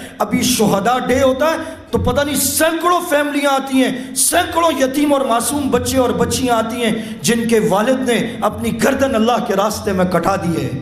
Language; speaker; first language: Urdu; native; Urdu